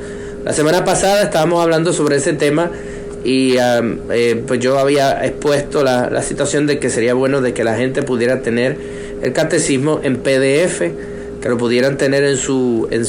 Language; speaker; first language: Spanish; native; Spanish